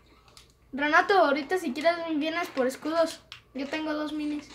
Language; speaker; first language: Spanish; native; Spanish